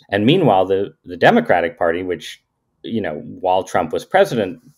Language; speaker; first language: English; native; English